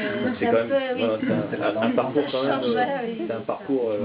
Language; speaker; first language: French; native; French